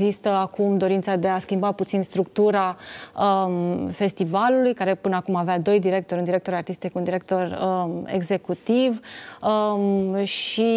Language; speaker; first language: Romanian; native; Romanian